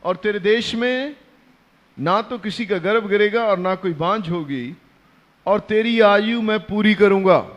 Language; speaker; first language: Hindi; non-native, local second language; Punjabi